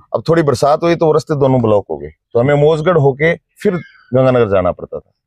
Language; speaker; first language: Hindi; native; Hindi